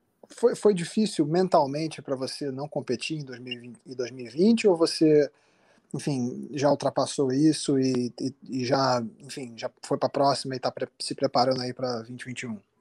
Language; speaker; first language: Portuguese; native; Portuguese